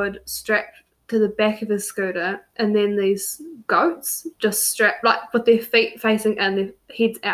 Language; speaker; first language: English; native; English